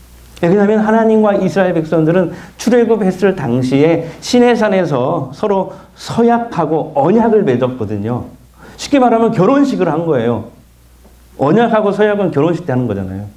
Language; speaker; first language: Korean; native; Korean